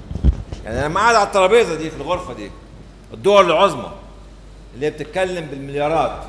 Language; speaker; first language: Arabic; native; Arabic